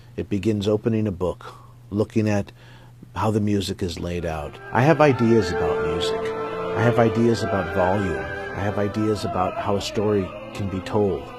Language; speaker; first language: English; native; English